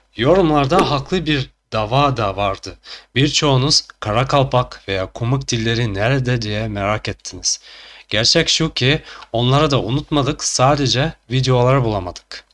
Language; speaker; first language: Turkish; non-native, fluent; Chuvash